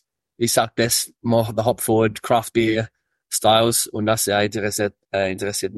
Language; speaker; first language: German; early bilingual, heritage; English